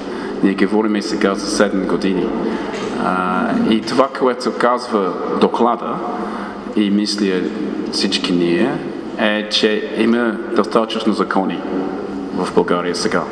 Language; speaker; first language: Bulgarian; non-native, fluent; English